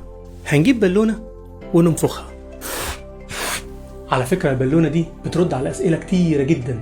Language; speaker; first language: Arabic; native; Arabic